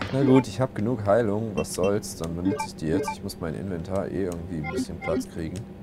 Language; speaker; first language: German; native; German